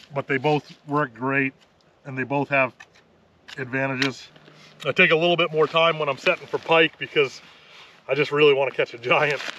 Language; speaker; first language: English; native; English